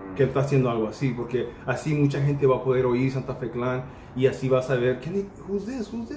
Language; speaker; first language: Spanish; native; Spanish